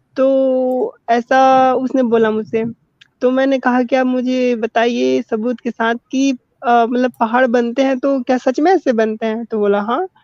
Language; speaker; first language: Hindi; native; Hindi